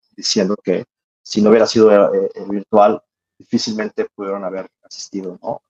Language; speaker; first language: Spanish; native; Spanish